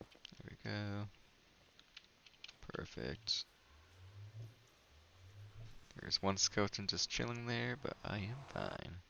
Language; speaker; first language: English; native; English